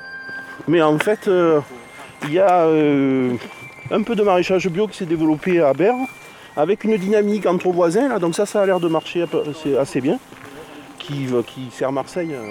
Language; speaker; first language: French; native; French